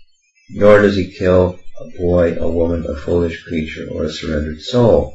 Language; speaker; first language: English; native; English